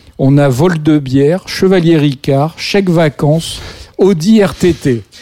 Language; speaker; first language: French; native; French